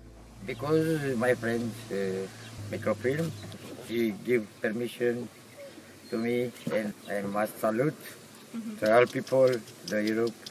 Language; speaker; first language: English; non-native, learner; Romanian